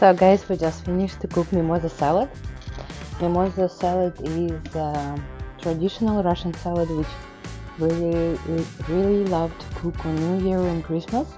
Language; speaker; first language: English; non-native, learner; Russian